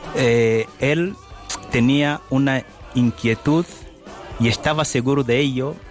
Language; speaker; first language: Spanish; non-native, fluent; Portuguese